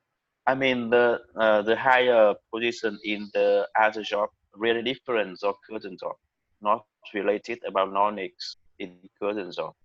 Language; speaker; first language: English; non-native, learner; Vietnamese